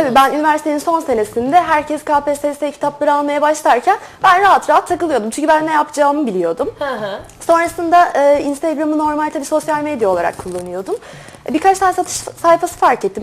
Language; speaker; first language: Turkish; native; Turkish